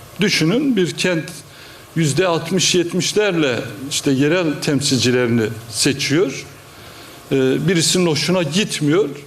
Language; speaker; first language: Turkish; non-native, local second language; Kurdish